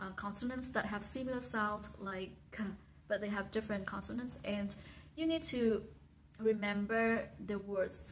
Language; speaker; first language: English; non-native, fluent; Vietnamese